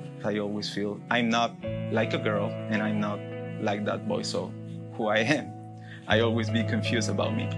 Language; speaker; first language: English; non-native, learner; Spanish